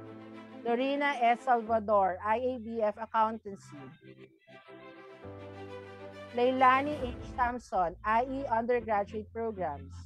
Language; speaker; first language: English; non-native, local second language; Filipino